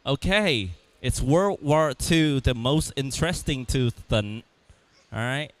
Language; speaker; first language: English; non-native, fluent; Vietnamese